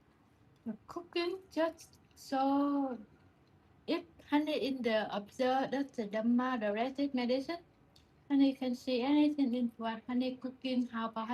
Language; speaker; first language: English; non-native, learner; Vietnamese